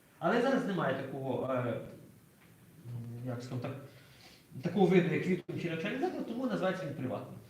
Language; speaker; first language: Ukrainian; native; Ukrainian